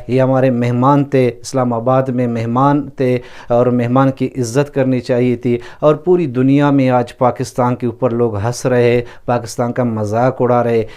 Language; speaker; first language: Urdu; non-native, local second language; Baluchi